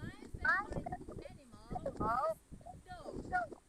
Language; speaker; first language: English; non-native, learner; Indonesian